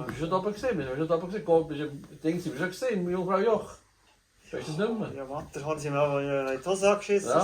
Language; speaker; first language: German; native; German